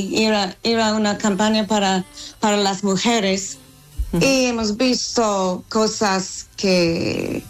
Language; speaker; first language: Spanish; non-native, fluent; English